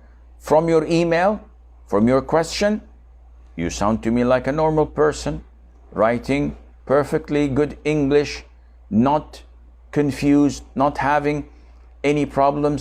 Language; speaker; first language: English; non-native, fluent; Arabic